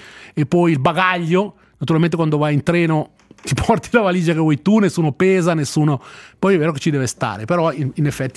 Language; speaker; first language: Italian; native; Italian